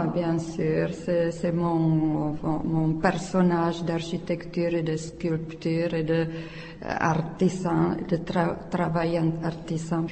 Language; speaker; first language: French; non-native, learner; Czech